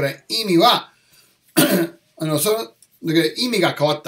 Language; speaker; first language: Japanese; non-native, learner; English